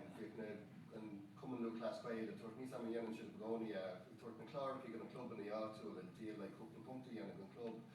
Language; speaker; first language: Irish; non-native, local second language; English